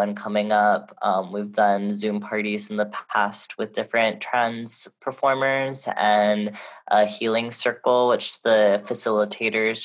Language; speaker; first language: English; native; English